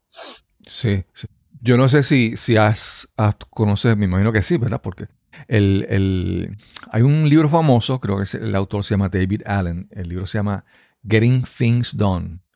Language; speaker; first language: Spanish; native; Spanish